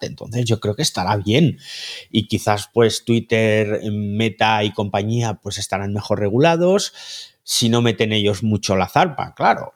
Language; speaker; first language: Spanish; native; Spanish